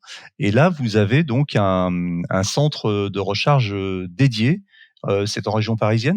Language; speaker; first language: French; native; French